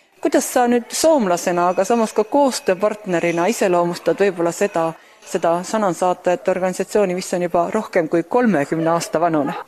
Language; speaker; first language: Estonian; native; Estonian